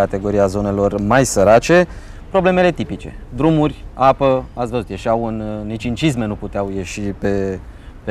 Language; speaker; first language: Romanian; native; Romanian